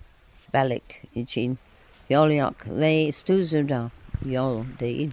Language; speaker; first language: Turkish; non-native, learner; English